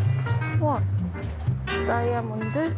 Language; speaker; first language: Korean; non-native, learner; French